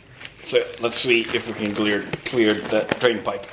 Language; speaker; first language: English; non-native, fluent; Swedish